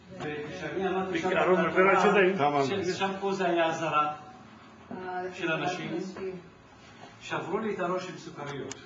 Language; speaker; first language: Hebrew; non-native, fluent; Ladino